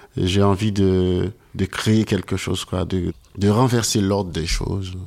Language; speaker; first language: French; non-native, local second language; Haitian Creole